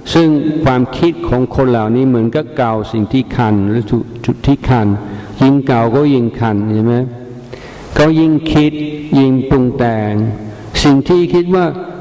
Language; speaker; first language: Thai; non-native, fluent; English